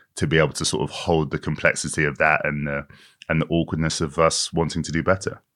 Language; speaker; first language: English; native; English